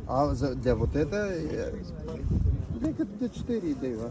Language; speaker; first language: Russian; non-native, learner; Bulgarian